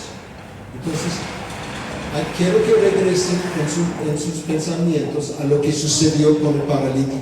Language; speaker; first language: Spanish; non-native, fluent; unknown